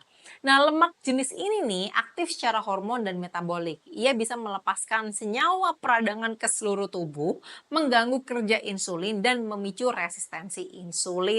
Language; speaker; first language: Indonesian; native; Indonesian